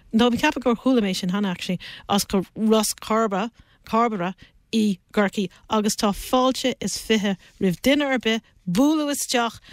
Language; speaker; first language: Irish; native; Irish